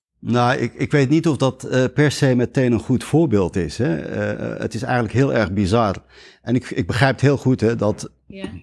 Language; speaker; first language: Dutch; early bilingual, other home language; Riffian